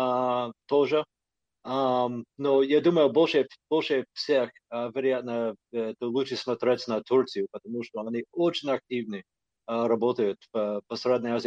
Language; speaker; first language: Russian; non-native, fluent; English